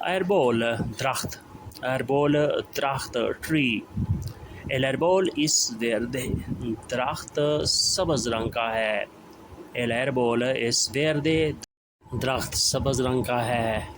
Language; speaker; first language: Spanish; non-native, learner; Urdu